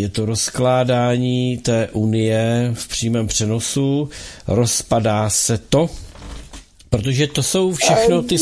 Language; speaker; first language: Czech; native; Czech